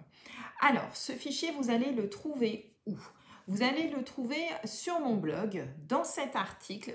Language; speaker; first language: French; native; French